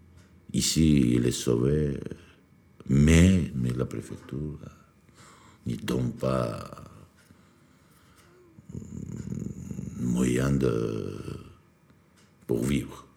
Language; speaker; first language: French; non-native, learner; Georgian